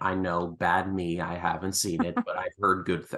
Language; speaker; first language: English; native; English